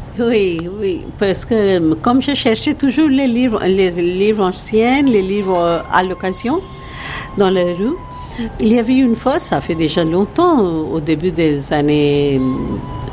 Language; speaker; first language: French; non-native, fluent; Bangla